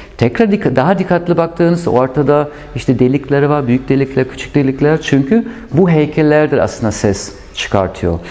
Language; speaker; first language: Turkish; non-native, fluent; German